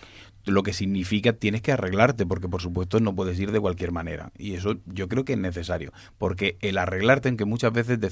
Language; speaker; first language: Spanish; native; Spanish